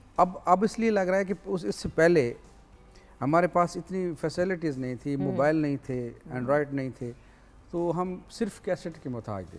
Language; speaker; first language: Urdu; non-native, local second language; Saraiki